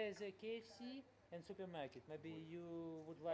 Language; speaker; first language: English; non-native, learner; Russian